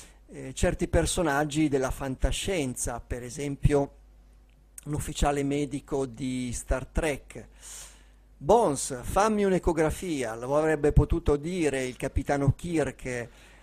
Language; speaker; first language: Italian; native; Italian